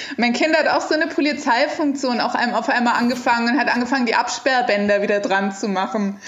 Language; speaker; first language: German; native; German